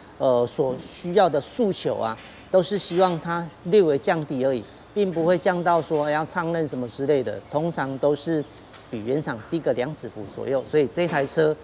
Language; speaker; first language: Chinese; native; Chinese